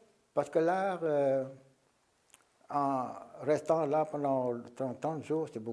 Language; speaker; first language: French; non-native, local second language; Vietnamese